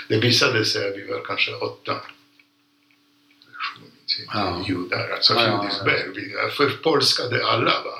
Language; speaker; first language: Swedish; non-native, fluent; Polish